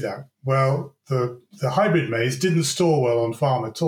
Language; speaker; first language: English; native; English